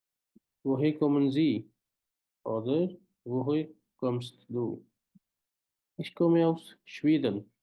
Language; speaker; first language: German; non-native, fluent; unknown